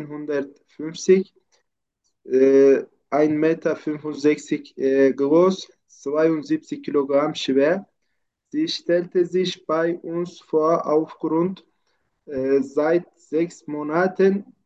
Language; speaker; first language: German; non-native, learner; Turkish